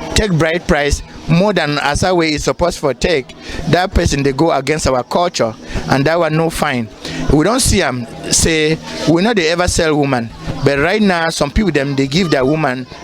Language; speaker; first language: Nigerian Pidgin; non-native, local second language; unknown